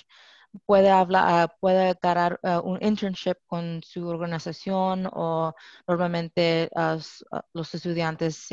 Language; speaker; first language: Spanish; non-native, learner; English